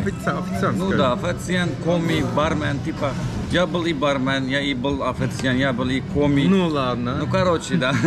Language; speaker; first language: Russian; non-native, learner; Turkish